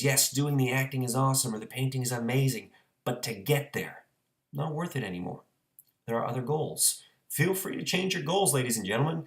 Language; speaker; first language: English; native; English